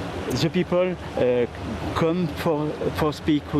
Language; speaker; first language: English; non-native, learner; French